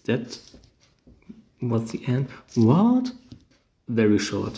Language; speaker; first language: English; non-native, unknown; German